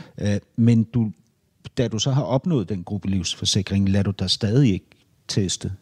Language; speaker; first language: Danish; native; Danish